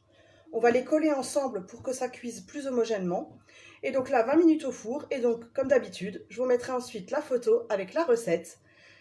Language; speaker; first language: French; native; French